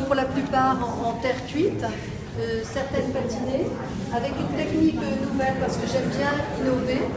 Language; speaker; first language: French; native; French